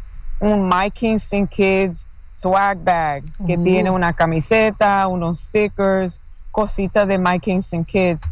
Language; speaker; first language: Spanish; non-native, fluent; English